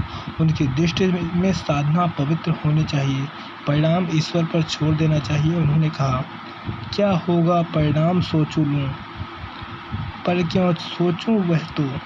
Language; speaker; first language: Hindi; native; Hindi